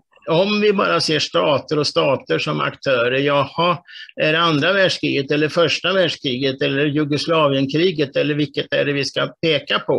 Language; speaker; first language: Swedish; native; Swedish